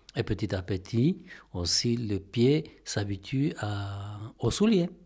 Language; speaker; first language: French; non-native, fluent; Spanish